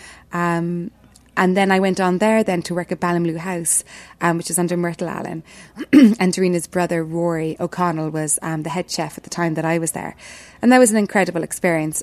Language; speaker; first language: English; native; English